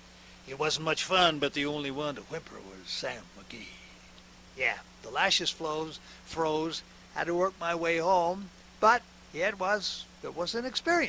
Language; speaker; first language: English; native; English